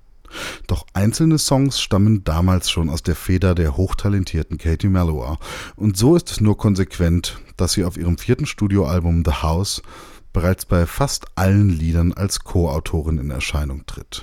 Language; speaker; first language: German; native; German